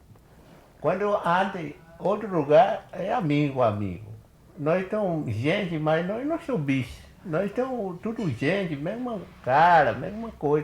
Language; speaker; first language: Portuguese; non-native, local second language; Kayapó